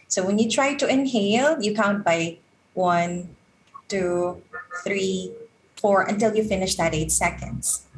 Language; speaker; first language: English; non-native, local second language; Filipino